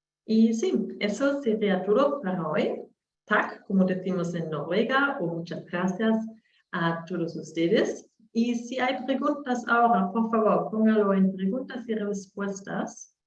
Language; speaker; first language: Spanish; non-native, learner; German